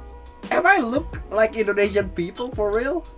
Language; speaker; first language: English; non-native, learner; Indonesian